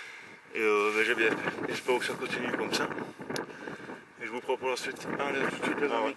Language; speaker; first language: French; native; French